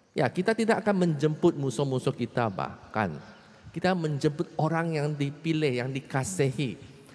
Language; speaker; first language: Malay; non-native, local second language; Chinese